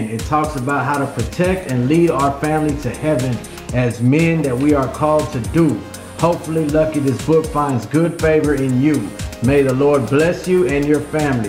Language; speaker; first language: English; native; English